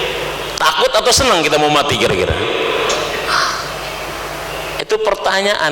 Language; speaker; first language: Indonesian; native; Indonesian